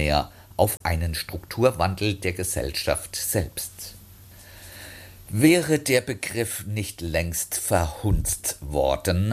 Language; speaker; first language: German; native; German